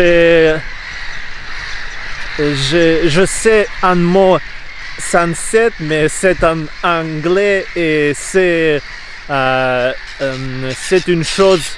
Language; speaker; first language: French; non-native, learner; Russian